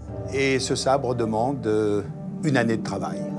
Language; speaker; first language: French; native; French